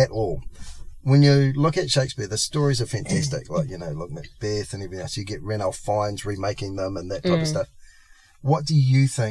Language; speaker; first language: English; native; English